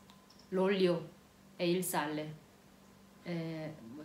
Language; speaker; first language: Italian; non-native, learner; Korean